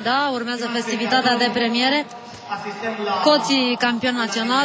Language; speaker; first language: Romanian; native; Romanian